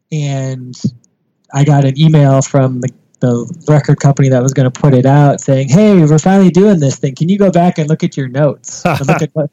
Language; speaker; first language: English; native; English